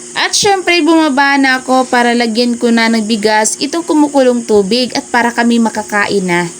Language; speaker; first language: Filipino; non-native, local second language; Cebuano